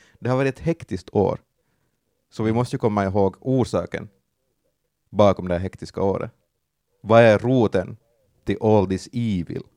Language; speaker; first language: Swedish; native; Swedish